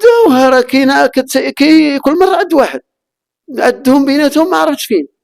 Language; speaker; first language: Arabic; native; Arabic